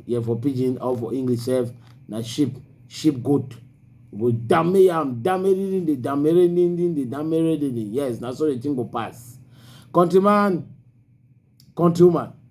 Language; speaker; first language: Nigerian Pidgin; native; Nigerian Pidgin